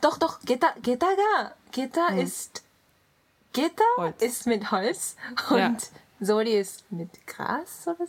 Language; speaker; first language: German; non-native, learner; Japanese